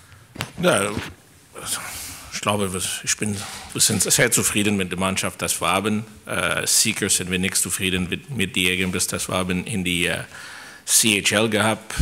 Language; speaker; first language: German; non-native, fluent; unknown